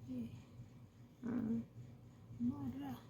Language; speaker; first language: Arabic; non-native, learner; Indonesian